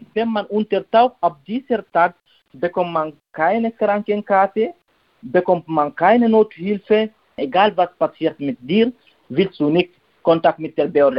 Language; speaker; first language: German; non-native, learner; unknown